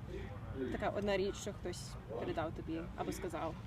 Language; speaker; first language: Ukrainian; early bilingual, heritage; Ukrainian